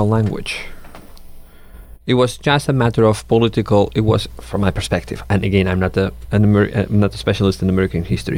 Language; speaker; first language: English; non-native, fluent; Catalan